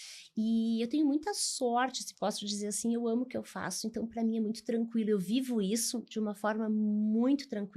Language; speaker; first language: Portuguese; native; Portuguese